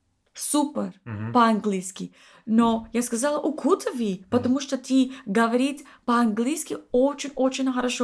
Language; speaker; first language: Russian; non-native, learner; English